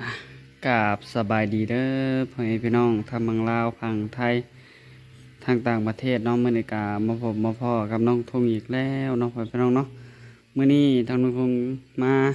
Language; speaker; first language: Thai; non-native, local second language; Lao